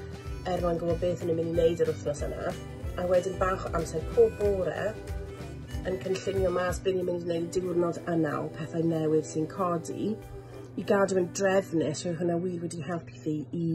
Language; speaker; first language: Welsh; non-native, local second language; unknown